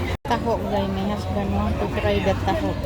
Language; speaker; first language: English; non-native, learner; Filipino